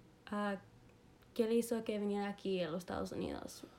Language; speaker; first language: Spanish; early bilingual, heritage; Spanish